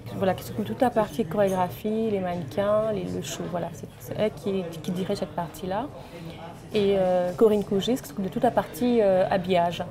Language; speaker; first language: French; early bilingual, other home language; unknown